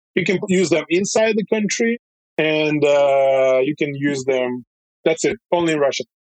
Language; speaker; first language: English; non-native, fluent; Russian